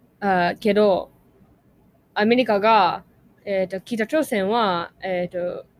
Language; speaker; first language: Japanese; non-native, learner; English